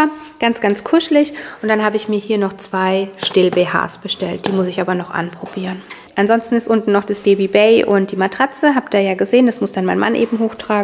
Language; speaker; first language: German; native; German